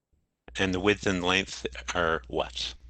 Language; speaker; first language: English; native; English